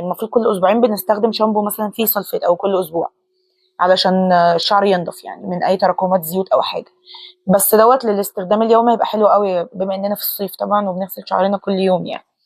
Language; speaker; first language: Arabic; native; Arabic